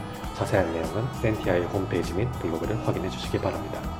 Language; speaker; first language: Korean; native; Korean